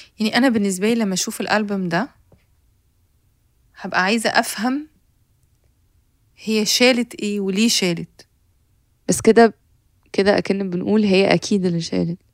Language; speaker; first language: Arabic; native; Arabic